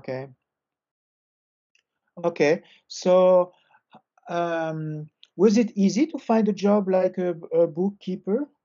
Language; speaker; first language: English; non-native, fluent; French